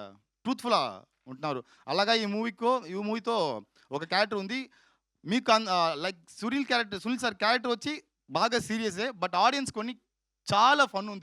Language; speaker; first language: Telugu; non-native, learner; Tamil